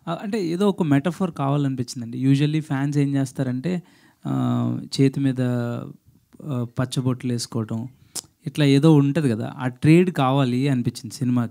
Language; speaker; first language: Telugu; native; Telugu